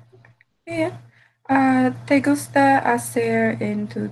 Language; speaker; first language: Spanish; non-native, learner; English